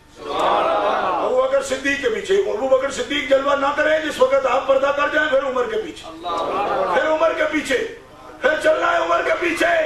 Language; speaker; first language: Urdu; non-native, local second language; Punjabi